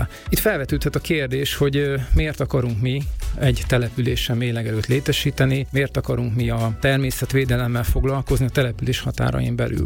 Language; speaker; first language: Hungarian; native; Hungarian